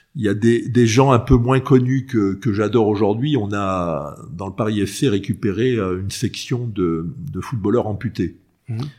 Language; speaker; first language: French; native; French